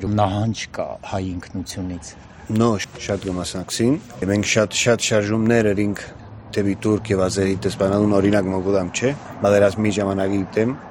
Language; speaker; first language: Armenian; early bilingual, heritage; Armenian